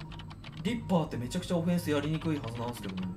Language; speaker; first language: Japanese; native; Japanese